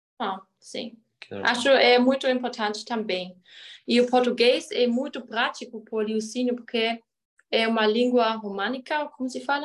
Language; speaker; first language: Portuguese; non-native, learner; German